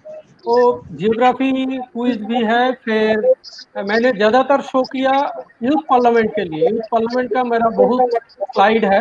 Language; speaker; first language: Hindi; non-native, local second language; Bangla